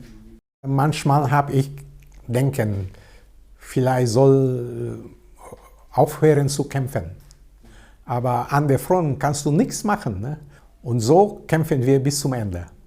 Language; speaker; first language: German; non-native, learner; Vietnamese